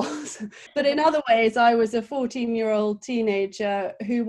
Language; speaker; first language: English; native; English